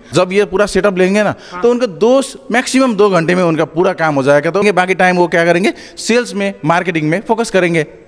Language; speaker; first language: Hindi; non-native, fluent; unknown